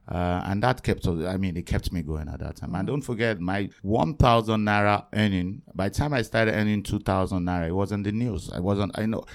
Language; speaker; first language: English; non-native, local second language; Yoruba